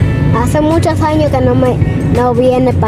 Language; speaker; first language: Spanish; early bilingual, other home language; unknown